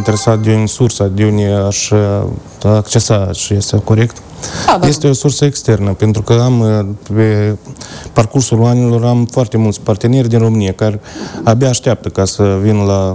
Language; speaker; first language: Romanian; native; Romanian